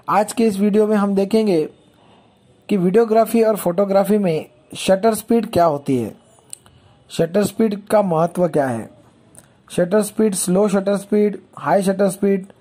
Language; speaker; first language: Hindi; non-native, local second language; Marathi